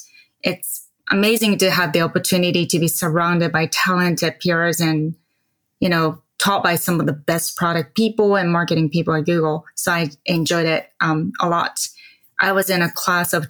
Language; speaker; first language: English; non-native, fluent; Japanese